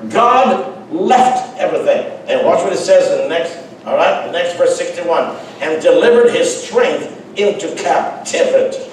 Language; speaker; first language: English; native; English